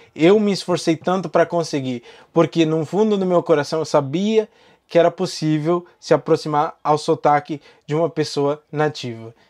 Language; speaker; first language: Portuguese; non-native, fluent; English